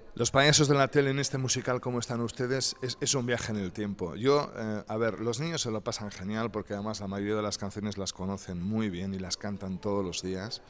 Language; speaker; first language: Spanish; native; Spanish